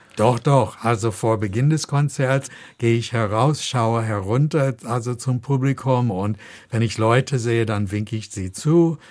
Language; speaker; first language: German; non-native, fluent; English